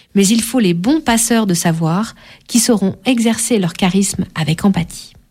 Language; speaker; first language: French; native; French